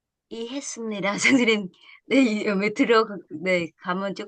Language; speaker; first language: Korean; non-native, learner; Vietnamese